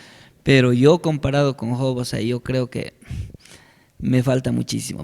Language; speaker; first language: Spanish; native; Spanish